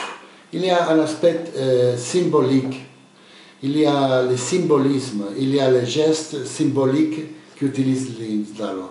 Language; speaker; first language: French; non-native, fluent; Spanish